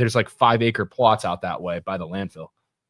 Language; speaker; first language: English; native; English